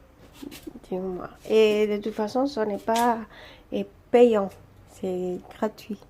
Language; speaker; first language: French; non-native, learner; Spanish